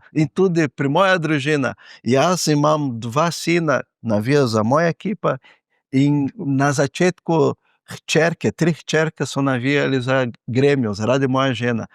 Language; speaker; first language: Slovenian; non-native, fluent; Portuguese